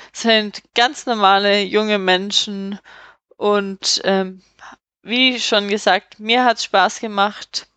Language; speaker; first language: German; native; German